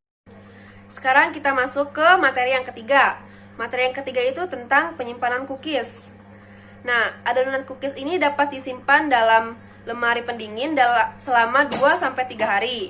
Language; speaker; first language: Indonesian; native; Indonesian